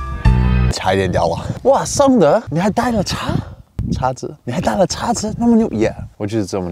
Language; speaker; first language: Chinese; non-native, fluent; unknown